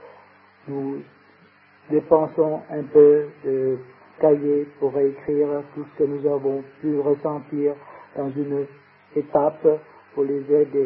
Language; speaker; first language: French; non-native, fluent; Vietnamese